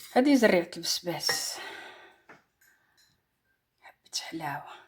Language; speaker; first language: Arabic; native; Arabic